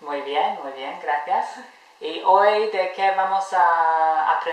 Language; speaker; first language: Spanish; non-native, fluent; English